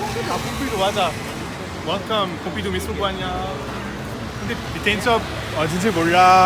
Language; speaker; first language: Korean; non-native, learner; French